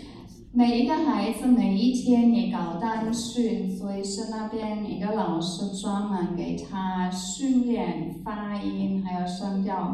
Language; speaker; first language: Chinese; non-native, fluent; German